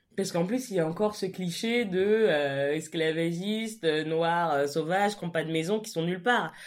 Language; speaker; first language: French; native; French